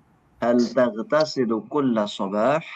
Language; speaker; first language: Arabic; non-native, fluent; Indonesian